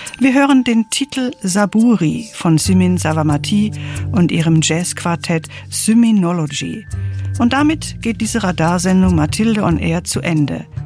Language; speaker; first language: German; native; German